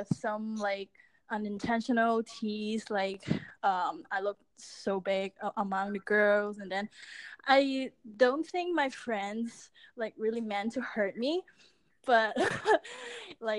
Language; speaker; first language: English; non-native, local second language; Cantonese